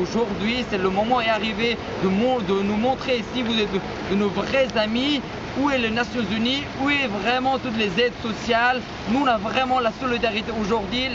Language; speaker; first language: French; non-native, fluent; Persian